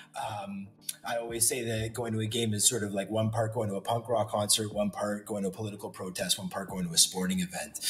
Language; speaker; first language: English; native; English